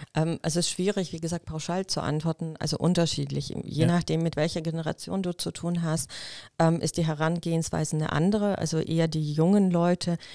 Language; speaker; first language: German; non-native, fluent; Russian